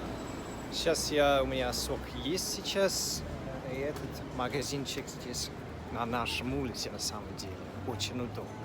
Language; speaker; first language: Russian; non-native, fluent; English